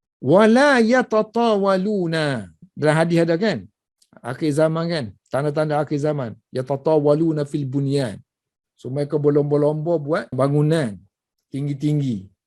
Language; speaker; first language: Malay; native; Malay